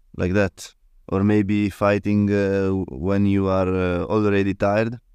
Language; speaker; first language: English; non-native, learner; Italian